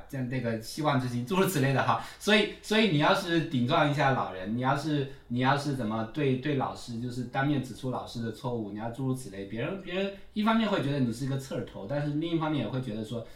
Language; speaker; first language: Chinese; native; Chinese